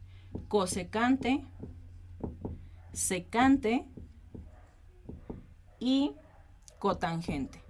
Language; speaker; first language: Spanish; native; Spanish